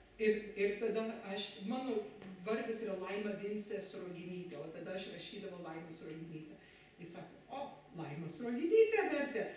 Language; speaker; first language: Lithuanian; early bilingual, heritage; Lithuanian